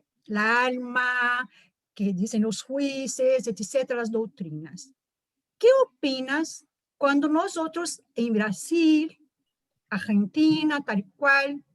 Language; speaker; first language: Spanish; non-native, learner; Portuguese